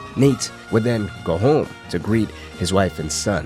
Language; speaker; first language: English; native; English